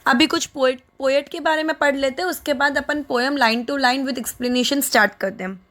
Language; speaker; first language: Hindi; non-native, local second language; Gujarati